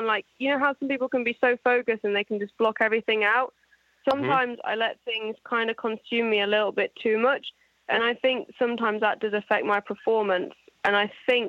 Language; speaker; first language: English; native; English